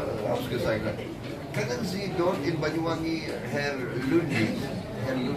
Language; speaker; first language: German; non-native, fluent; Indonesian